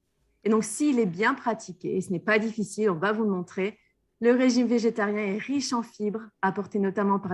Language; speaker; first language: French; native; French